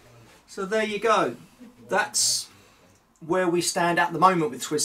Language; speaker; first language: English; native; English